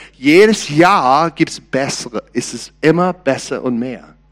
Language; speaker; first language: German; non-native, learner; English